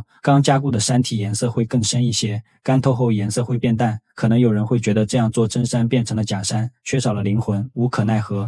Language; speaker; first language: Chinese; native; Chinese